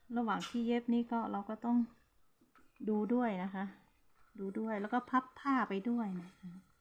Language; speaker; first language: Thai; non-native, local second language; Hmong